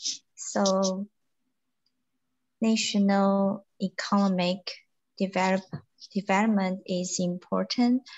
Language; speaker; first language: English; non-native, learner; Chinese